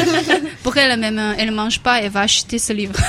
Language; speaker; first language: French; non-native, learner; Chinese